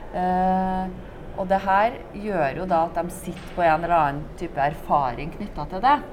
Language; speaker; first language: Norwegian; native; Norwegian